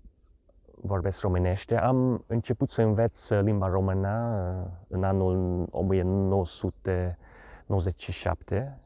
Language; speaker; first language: Romanian; non-native, fluent; Hungarian